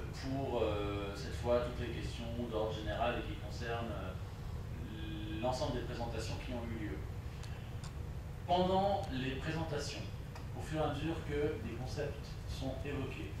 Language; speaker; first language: French; native; French